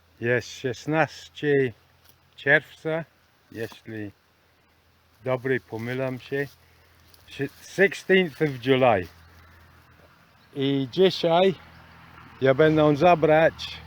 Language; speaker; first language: Polish; non-native, learner; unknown